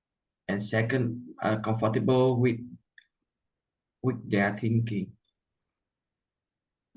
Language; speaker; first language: English; non-native, learner; Vietnamese